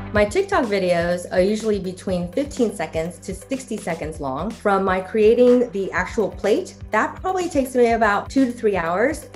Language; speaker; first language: English; native; English